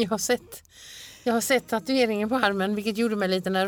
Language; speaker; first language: Swedish; native; Swedish